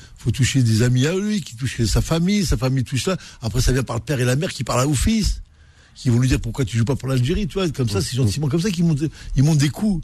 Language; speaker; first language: French; non-native, local second language; Arabic